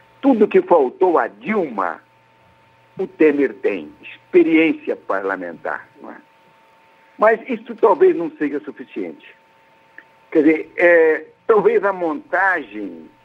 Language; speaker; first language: Portuguese; native; Portuguese